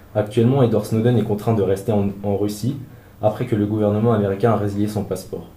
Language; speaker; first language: French; native; French